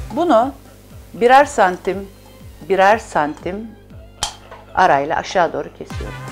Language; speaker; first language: Turkish; native; Turkish